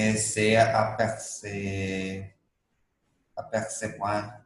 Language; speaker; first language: French; non-native, fluent; Spanish